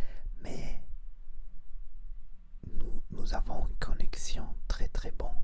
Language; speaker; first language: French; non-native, learner; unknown